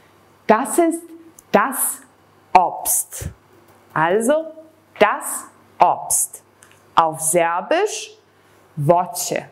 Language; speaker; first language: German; non-native, fluent; Serbian